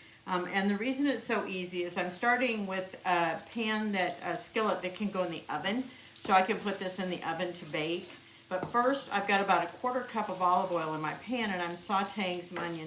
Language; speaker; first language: English; native; English